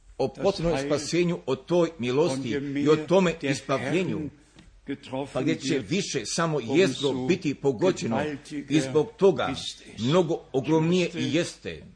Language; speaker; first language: Croatian; early bilingual, heritage; Croatian